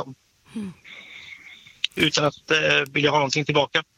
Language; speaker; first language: Swedish; native; Swedish